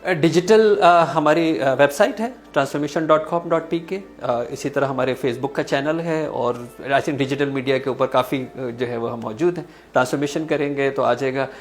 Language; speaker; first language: Urdu; native; Urdu